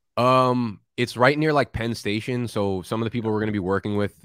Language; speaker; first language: English; native; English